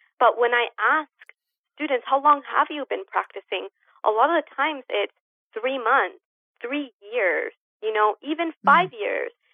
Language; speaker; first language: English; early bilingual, other home language; Spanish